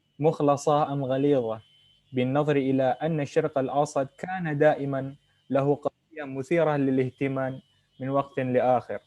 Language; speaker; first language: Arabic; non-native, fluent; Indonesian